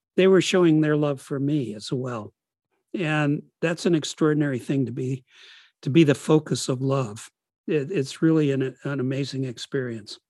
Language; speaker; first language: English; early bilingual, other home language; Italian